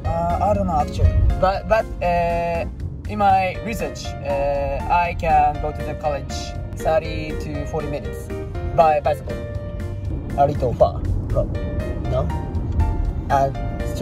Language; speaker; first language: English; non-native, learner; Japanese